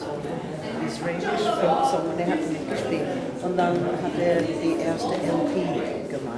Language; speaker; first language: German; non-native, learner; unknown